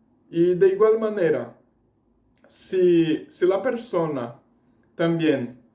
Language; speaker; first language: Spanish; non-native, fluent; Portuguese